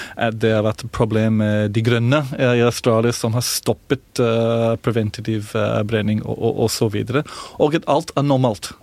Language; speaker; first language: Norwegian; non-native, fluent; English